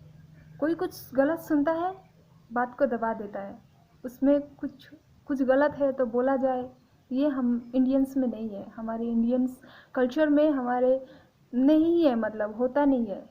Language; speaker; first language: Hindi; non-native, local second language; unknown